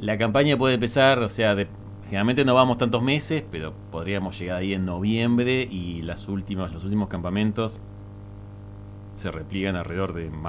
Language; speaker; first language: Spanish; native; Spanish